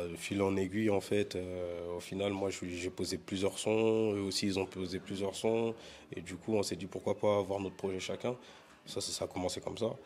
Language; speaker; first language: French; native; French